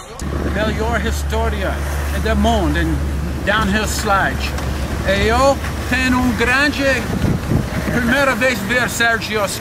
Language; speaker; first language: Portuguese; non-native, learner; English